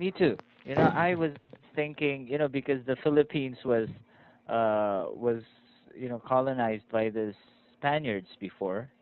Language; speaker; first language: English; non-native, fluent; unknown